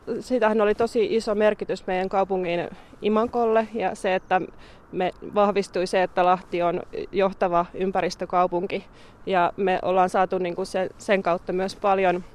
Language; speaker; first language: Finnish; native; Finnish